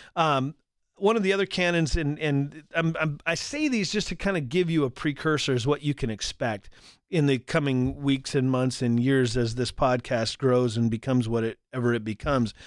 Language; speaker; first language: English; native; English